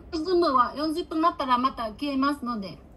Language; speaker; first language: Japanese; non-native, fluent; Bangla